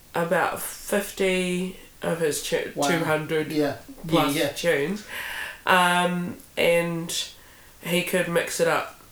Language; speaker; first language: English; native; English